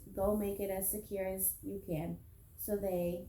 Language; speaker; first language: English; native; English